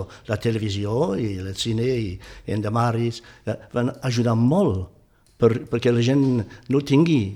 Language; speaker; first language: Catalan; non-native, fluent; English